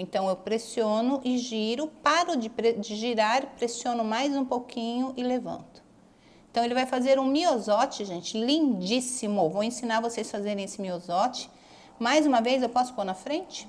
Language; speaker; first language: Portuguese; native; Portuguese